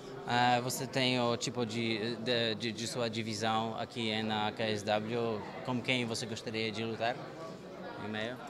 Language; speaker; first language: Portuguese; non-native, fluent; Polish